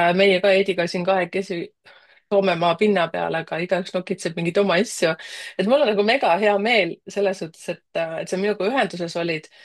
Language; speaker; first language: Estonian; native; Estonian